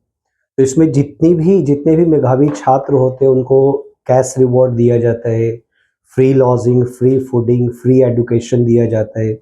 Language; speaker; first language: Hindi; native; Hindi